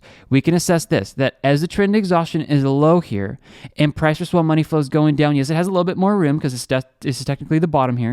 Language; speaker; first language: English; native; English